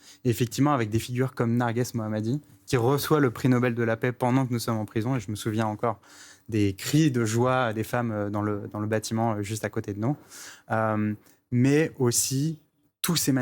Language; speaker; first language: French; native; French